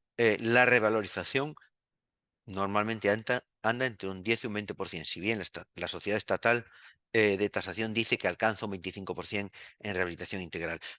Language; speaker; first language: Spanish; native; Spanish